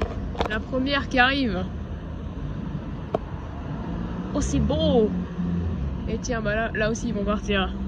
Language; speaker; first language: French; native; French